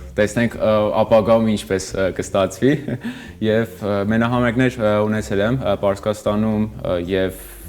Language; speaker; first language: Armenian; early bilingual, heritage; Armenian